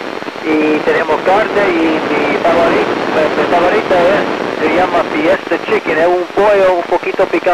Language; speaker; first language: Spanish; early bilingual, heritage; English